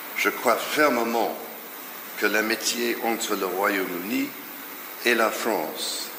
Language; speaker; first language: French; non-native, fluent; English